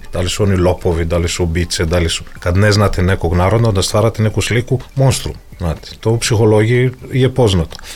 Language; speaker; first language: Serbian; non-native, fluent; Greek